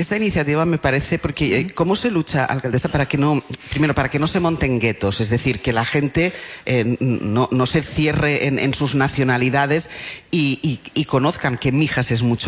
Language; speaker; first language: Spanish; native; Spanish